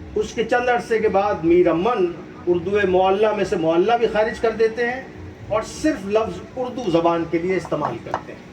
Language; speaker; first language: Urdu; native; Urdu